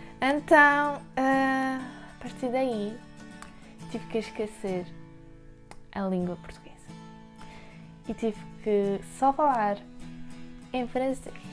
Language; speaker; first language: Portuguese; early bilingual, heritage; French